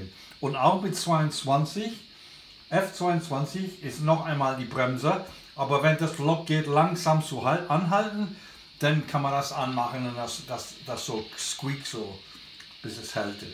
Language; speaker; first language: German; non-native, learner; English